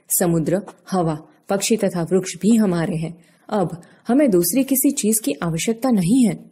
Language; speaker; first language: Hindi; non-native, local second language; Gujarati